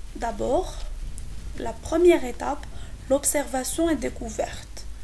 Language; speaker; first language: French; non-native, local second language; Arabic